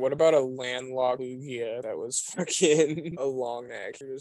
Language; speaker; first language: English; native; English